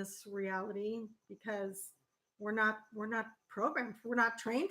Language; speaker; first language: English; native; English